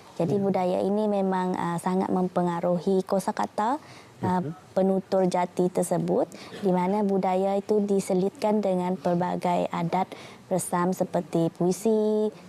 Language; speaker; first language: Malay; non-native, local second language; Iban